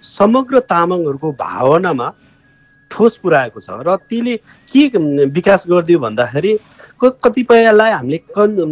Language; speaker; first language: Nepali; non-native, local second language; Eastern Tamang